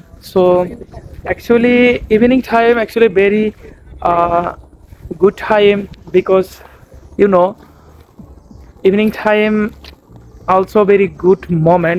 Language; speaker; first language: English; non-native, learner; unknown